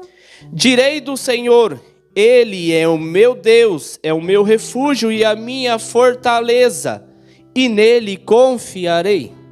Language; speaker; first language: Portuguese; native; Portuguese